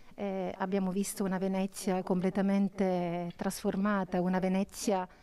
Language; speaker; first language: Italian; native; Italian